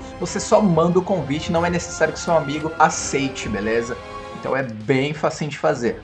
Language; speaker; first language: Portuguese; native; Portuguese